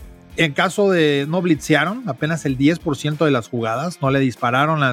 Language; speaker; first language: Spanish; native; Spanish